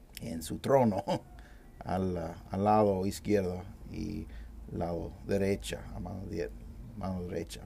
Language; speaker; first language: Spanish; non-native, fluent; English